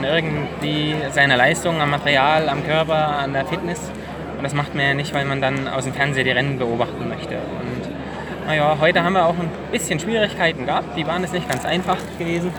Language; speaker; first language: German; native; German